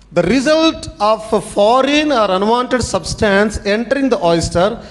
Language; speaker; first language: English; non-native, local second language; Telugu